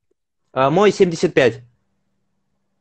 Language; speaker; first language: Russian; native; Russian